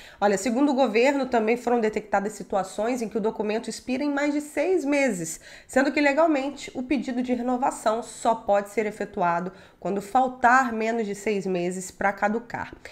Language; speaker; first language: Portuguese; native; Portuguese